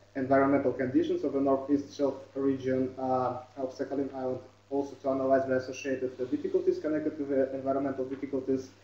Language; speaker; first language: English; non-native, fluent; Russian